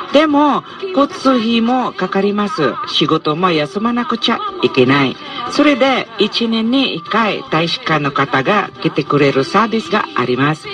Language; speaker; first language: Japanese; non-native, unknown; Cebuano